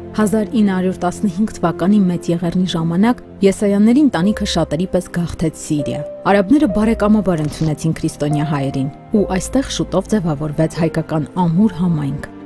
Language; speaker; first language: Armenian; native; Armenian